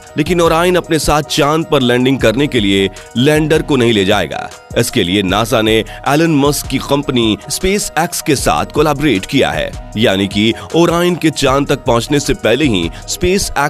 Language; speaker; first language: Hindi; native; Hindi